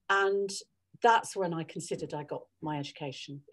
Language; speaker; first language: English; native; English